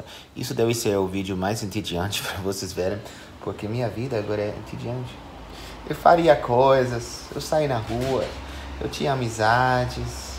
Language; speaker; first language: Portuguese; non-native, fluent; English